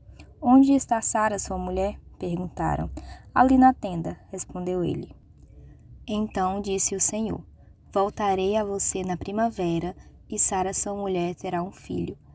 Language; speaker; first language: Portuguese; native; Portuguese